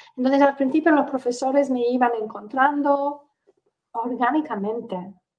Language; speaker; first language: Spanish; non-native, fluent; English